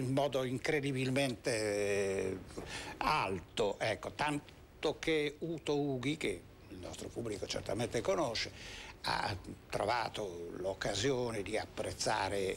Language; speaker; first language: Italian; native; Italian